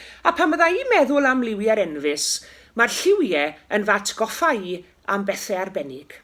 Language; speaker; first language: Welsh; native; Welsh